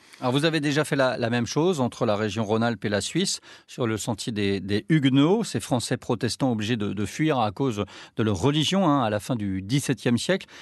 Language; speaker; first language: French; native; French